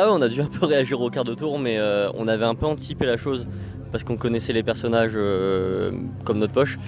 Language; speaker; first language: French; native; French